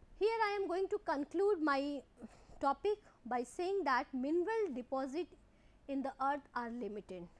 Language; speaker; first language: English; non-native, local second language; Hindi